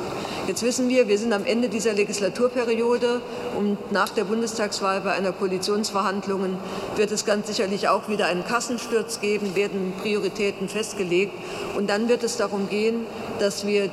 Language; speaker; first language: German; native; German